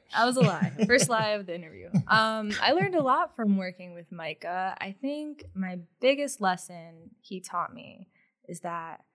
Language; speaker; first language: English; native; English